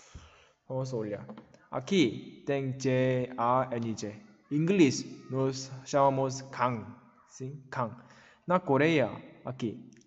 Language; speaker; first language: Portuguese; non-native, learner; Korean